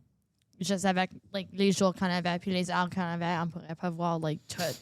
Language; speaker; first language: French; non-native, local second language; English